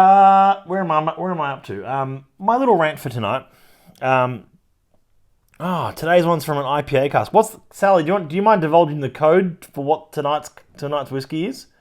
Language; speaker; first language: English; native; English